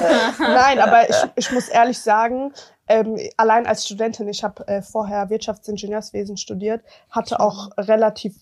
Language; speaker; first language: German; early bilingual, other home language; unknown